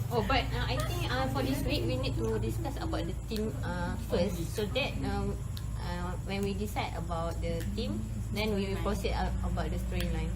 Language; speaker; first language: English; non-native, local second language; Malay